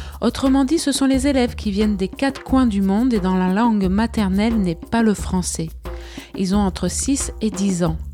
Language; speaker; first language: French; native; French